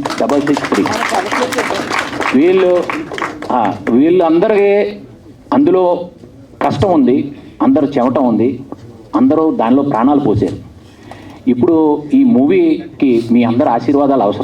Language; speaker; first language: Telugu; native; Telugu